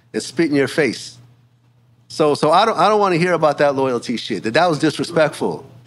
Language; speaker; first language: English; native; English